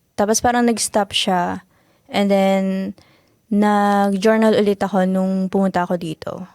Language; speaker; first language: Filipino; native; Filipino